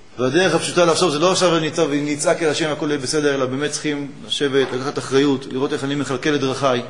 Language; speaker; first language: Hebrew; native; Hebrew